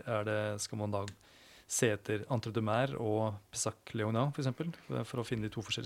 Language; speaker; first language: Norwegian; native; Norwegian